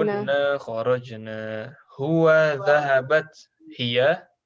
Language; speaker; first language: Arabic; non-native, fluent; Indonesian